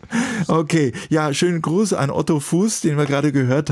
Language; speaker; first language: German; native; German